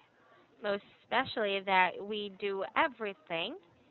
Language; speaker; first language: English; non-native, fluent; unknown